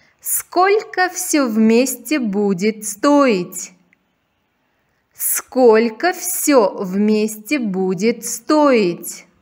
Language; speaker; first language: Russian; non-native, local second language; Uzbek